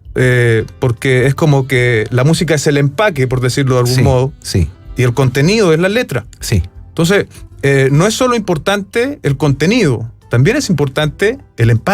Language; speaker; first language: Spanish; native; Spanish